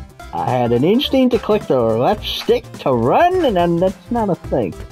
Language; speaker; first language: English; native; English